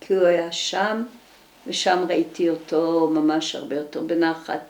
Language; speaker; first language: Hebrew; early bilingual, other home language; Dutch